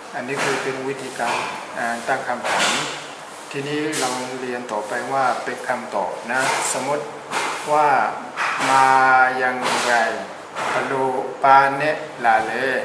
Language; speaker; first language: Thai; non-native, fluent; Burmese